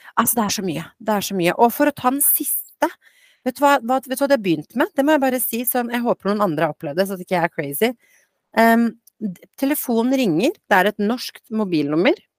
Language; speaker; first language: Norwegian; early bilingual, other home language; Bosnian